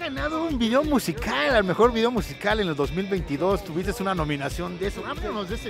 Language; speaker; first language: Spanish; native; Spanish